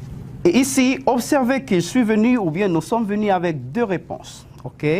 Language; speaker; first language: French; non-native, fluent; Spanish